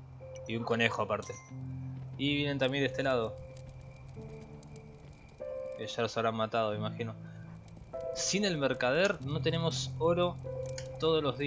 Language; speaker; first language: Spanish; native; Spanish